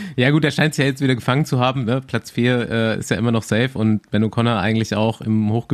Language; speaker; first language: German; native; German